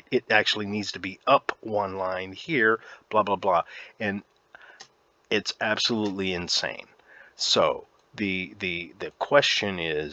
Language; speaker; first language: English; native; English